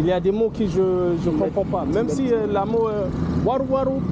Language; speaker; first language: French; non-native, learner; English